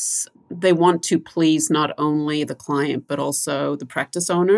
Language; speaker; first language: English; native; English